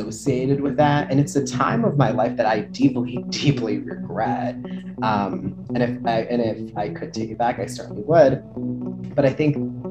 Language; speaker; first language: English; early bilingual, other home language; Spanish